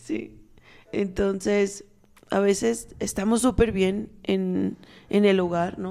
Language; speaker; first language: Spanish; native; Spanish